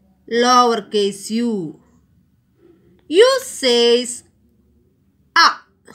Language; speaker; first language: English; non-native, local second language; Malayalam